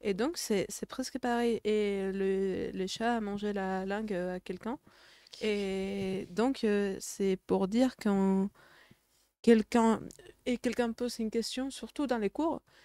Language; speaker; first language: French; non-native, fluent; Spanish